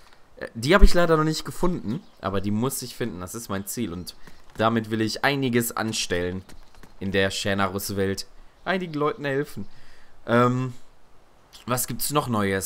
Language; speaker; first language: German; native; German